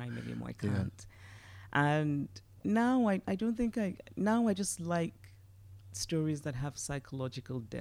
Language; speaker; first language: English; non-native, local second language; Igbo